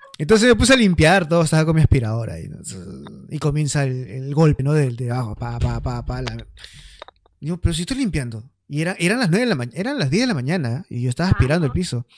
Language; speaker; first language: Spanish; native; Spanish